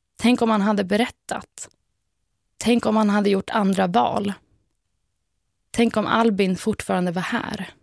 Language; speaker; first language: Swedish; native; Swedish